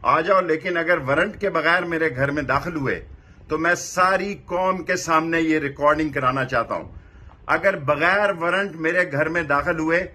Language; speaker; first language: Urdu; non-native, local second language; Punjabi